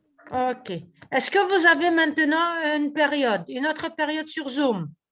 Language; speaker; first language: French; native; French